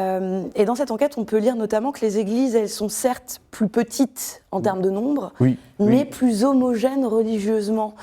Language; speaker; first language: French; native; French